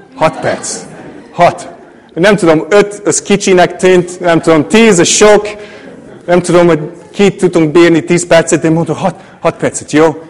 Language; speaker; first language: Hungarian; non-native, fluent; English